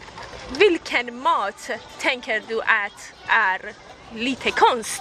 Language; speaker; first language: Swedish; non-native, learner; Persian